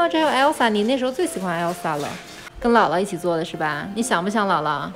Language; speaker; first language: Chinese; native; Chinese